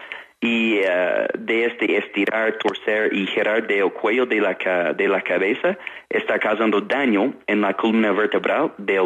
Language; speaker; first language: Spanish; non-native, fluent; English